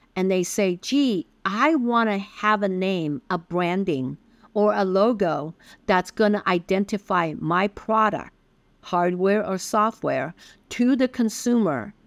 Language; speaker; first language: English; early bilingual, other home language; Min Nan Chinese